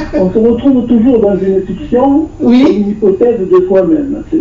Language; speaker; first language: French; native; French